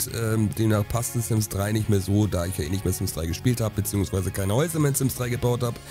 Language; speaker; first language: German; native; German